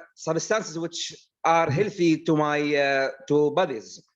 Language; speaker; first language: English; non-native, learner; Arabic